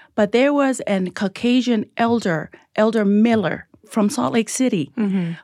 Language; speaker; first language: English; early bilingual, other home language; Tongan